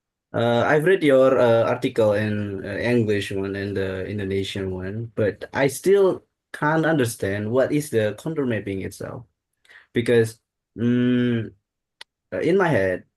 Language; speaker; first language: English; non-native, learner; Indonesian